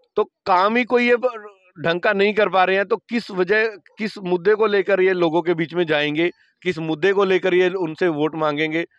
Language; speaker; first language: Hindi; native; Hindi